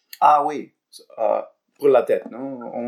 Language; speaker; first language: French; non-native, learner; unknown